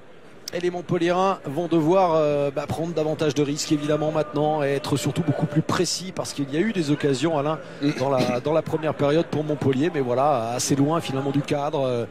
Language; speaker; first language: French; native; French